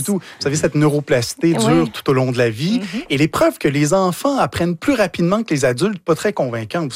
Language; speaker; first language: French; native; French